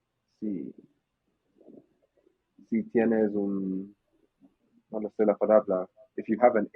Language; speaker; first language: Spanish; non-native, learner; English